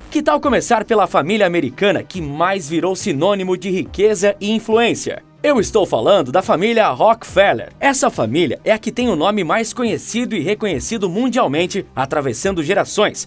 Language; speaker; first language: Portuguese; native; Portuguese